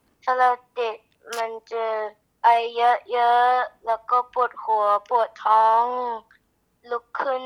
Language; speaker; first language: Thai; early bilingual, heritage; Thai